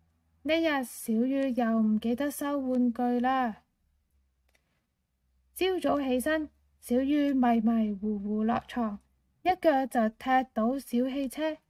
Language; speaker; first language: Cantonese; native; Cantonese